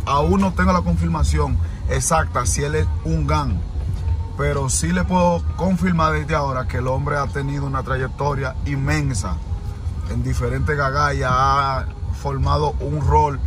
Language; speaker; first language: Spanish; native; Spanish